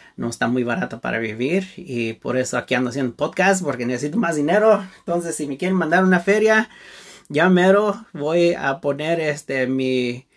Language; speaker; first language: Spanish; early bilingual, heritage; Spanish